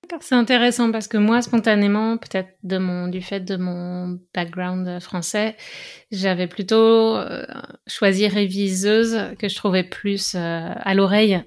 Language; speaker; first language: French; native; French